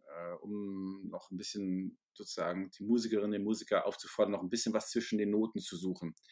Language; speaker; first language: German; native; German